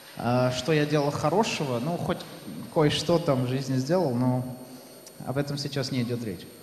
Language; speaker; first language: Russian; non-native, fluent; Dutch